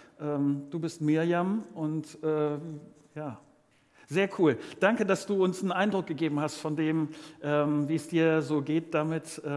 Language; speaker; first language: German; native; German